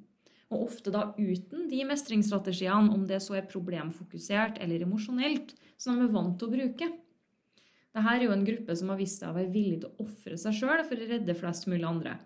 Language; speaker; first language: Norwegian; native; Norwegian